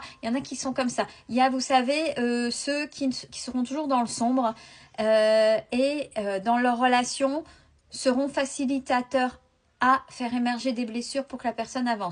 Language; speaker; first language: French; native; French